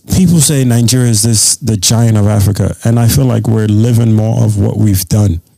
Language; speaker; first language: English; non-native, local second language; Yoruba